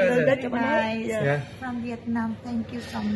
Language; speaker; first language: English; non-native, learner; Filipino